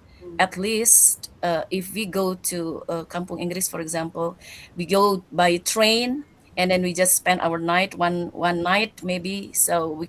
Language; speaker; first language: English; non-native, learner; Indonesian